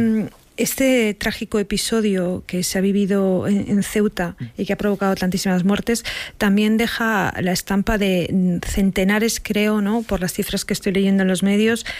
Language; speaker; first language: Spanish; native; Spanish